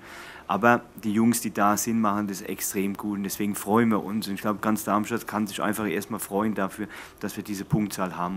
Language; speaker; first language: German; native; German